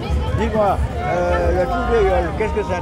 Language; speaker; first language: French; native; French